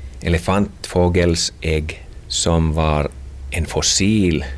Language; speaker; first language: Swedish; non-native, local second language; Finnish